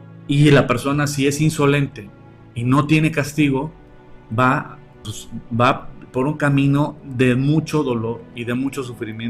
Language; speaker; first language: Spanish; native; Spanish